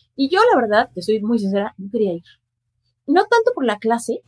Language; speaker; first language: Spanish; native; Spanish